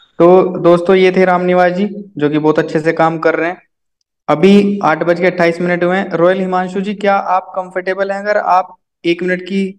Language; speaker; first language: Hindi; native; Hindi